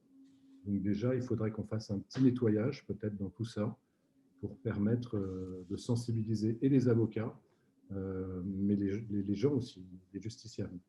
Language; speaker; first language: French; native; French